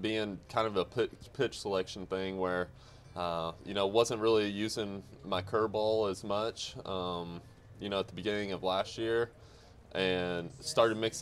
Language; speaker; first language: English; native; English